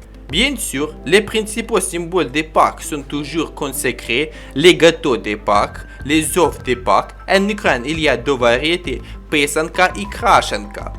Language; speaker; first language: French; non-native, learner; Ukrainian